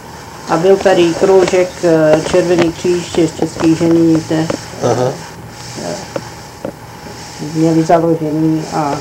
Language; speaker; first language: Czech; early bilingual, heritage; Czech